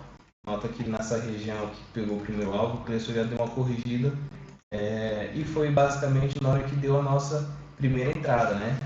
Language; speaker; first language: Portuguese; native; Portuguese